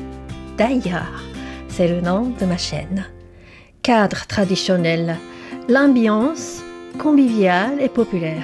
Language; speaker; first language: French; non-native, fluent; Japanese